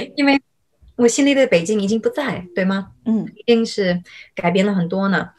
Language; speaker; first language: Chinese; non-native, fluent; English